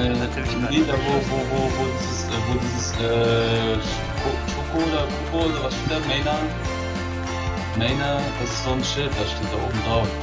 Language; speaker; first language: German; native; German